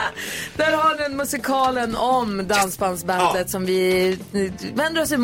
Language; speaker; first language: Swedish; native; Swedish